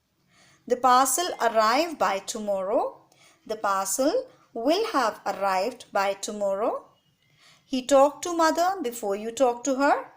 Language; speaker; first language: English; non-native, local second language; Hindi